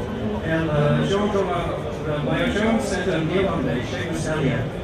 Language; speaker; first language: French; non-native, learner; English